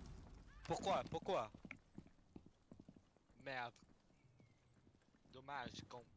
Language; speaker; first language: French; non-native, learner; English